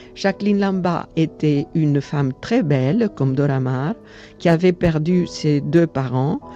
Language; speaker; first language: French; non-native, fluent; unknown